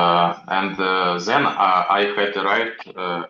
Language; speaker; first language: English; non-native, learner; Russian